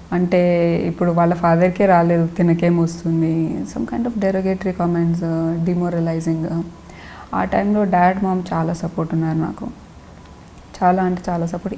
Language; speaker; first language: Telugu; non-native, local second language; Lambadi